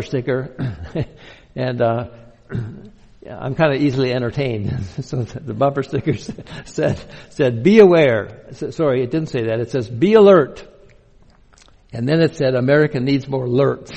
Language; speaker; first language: English; native; English